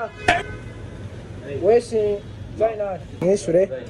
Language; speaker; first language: Chinese; non-native, learner; Kinyarwanda